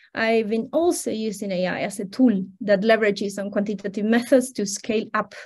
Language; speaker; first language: English; non-native, fluent; Spanish